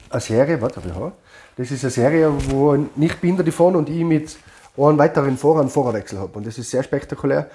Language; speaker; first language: German; native; German